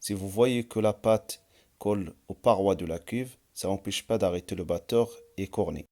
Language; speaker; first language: French; non-native, local second language; Arabic